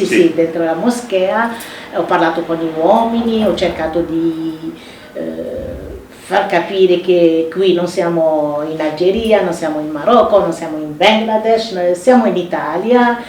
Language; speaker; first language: Italian; non-native, fluent; Arabic